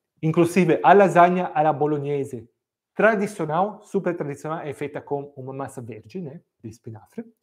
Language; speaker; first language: Portuguese; non-native, fluent; Italian